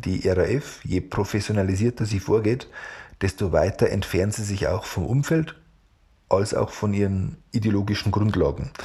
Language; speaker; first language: German; native; German